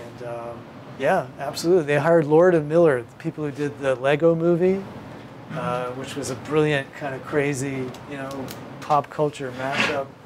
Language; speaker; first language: English; native; English